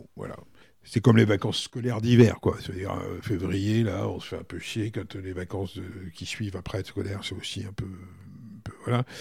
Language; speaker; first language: French; native; French